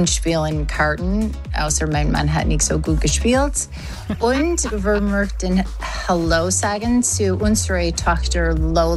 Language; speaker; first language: German; non-native, learner; English